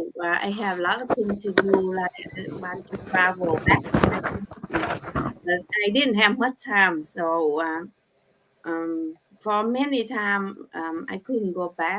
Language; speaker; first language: English; non-native, learner; Vietnamese